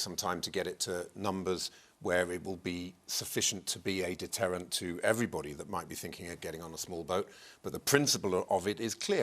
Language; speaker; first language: English; native; English